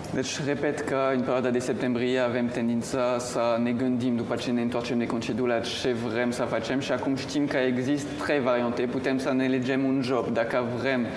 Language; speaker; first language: Romanian; non-native, fluent; French